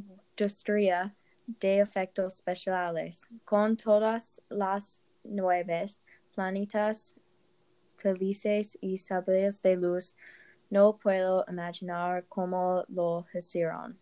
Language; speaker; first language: Spanish; non-native, learner; English